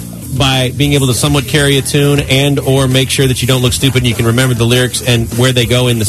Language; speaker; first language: English; native; English